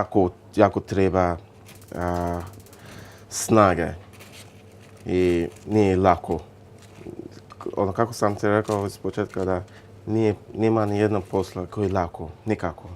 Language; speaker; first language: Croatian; non-native, learner; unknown